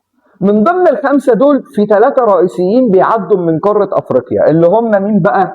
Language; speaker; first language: Arabic; native; Arabic